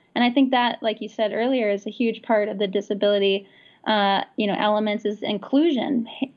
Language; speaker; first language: English; native; English